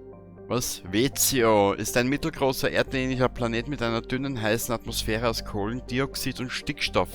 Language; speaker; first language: German; native; German